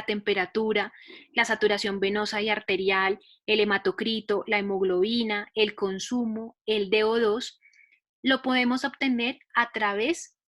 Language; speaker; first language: Spanish; native; Spanish